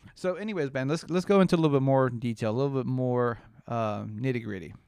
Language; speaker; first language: English; native; English